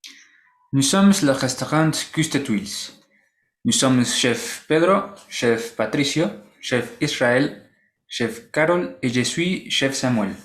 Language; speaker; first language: French; non-native, learner; Spanish